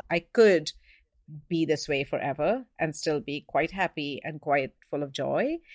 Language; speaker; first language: English; non-native, local second language; Hindi